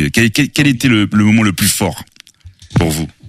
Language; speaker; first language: French; native; French